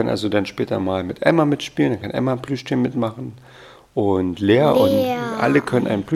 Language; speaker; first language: German; native; German